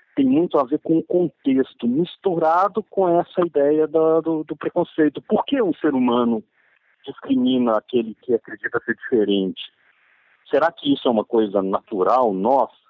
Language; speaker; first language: Portuguese; native; Portuguese